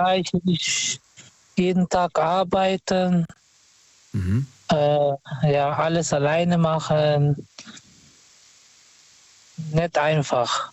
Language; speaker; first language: German; non-native, fluent; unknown